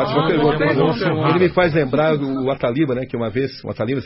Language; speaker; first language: Portuguese; native; Portuguese